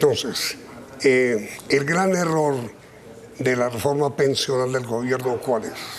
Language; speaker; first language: Spanish; native; Spanish